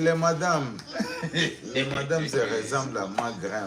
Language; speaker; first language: French; non-native, learner; Portuguese